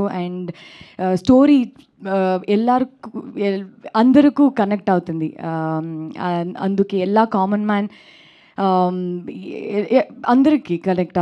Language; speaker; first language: Telugu; non-native, learner; Kannada